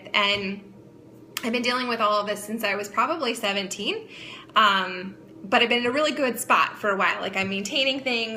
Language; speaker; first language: English; native; English